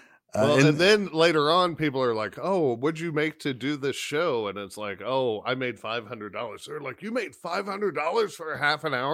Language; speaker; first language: English; native; English